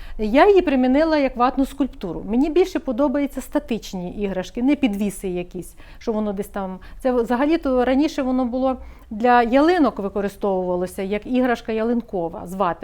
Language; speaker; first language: Ukrainian; native; Ukrainian